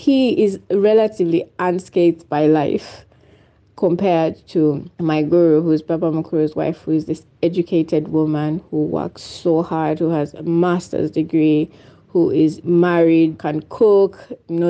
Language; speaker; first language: English; non-native, local second language; Ganda